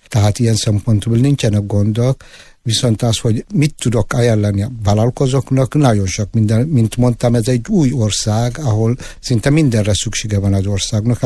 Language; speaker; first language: Hungarian; non-native, fluent; Tigrinya